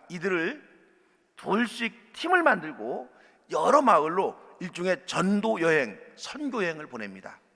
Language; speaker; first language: Korean; native; Korean